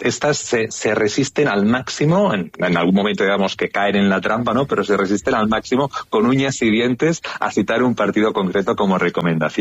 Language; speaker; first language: Spanish; native; Spanish